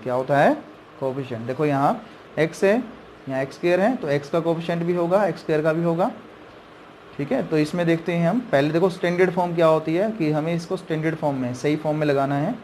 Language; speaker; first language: Hindi; native; Hindi